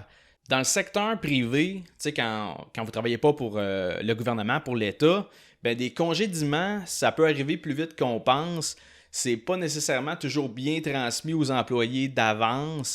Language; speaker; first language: French; native; French